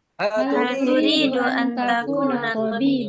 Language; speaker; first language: Arabic; non-native, learner; Indonesian